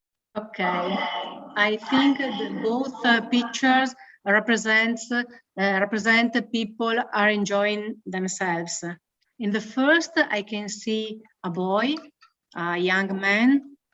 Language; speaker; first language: English; non-native, learner; Italian